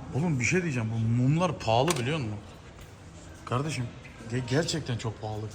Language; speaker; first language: Turkish; native; Turkish